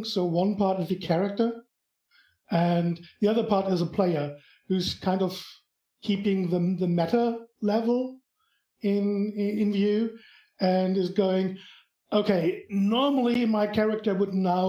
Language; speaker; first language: English; non-native, fluent; German